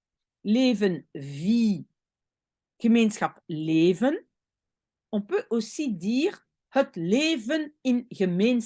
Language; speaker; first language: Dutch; non-native, fluent; French